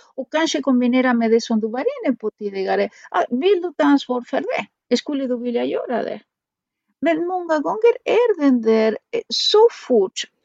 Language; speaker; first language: Swedish; non-native, fluent; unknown